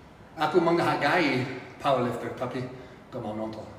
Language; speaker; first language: Indonesian; non-native, fluent; English